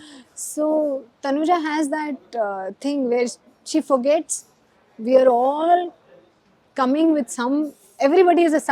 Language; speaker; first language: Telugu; non-native, learner; Hindi